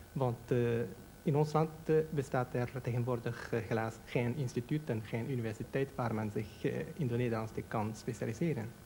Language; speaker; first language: Dutch; non-native, fluent; Japanese